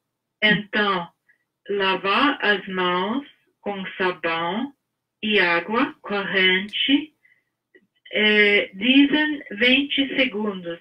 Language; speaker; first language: Portuguese; non-native, fluent; English